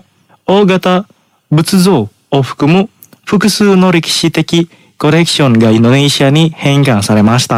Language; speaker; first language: Japanese; non-native, fluent; Indonesian